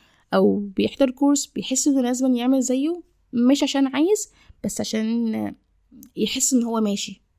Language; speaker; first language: Arabic; native; Arabic